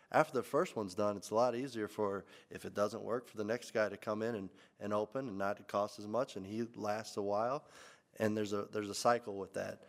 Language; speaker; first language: English; native; English